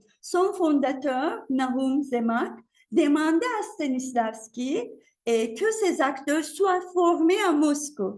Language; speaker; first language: French; non-native, fluent; Turkish